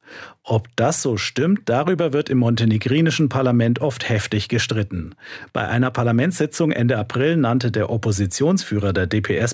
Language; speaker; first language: German; native; German